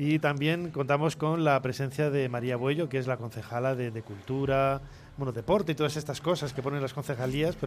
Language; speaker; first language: Spanish; native; Spanish